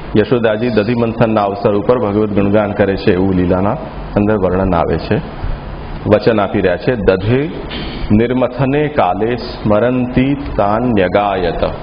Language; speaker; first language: Gujarati; native; Gujarati